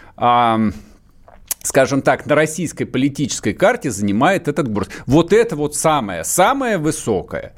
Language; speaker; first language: Russian; native; Russian